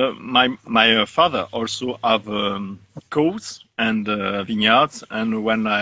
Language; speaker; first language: English; non-native, learner; French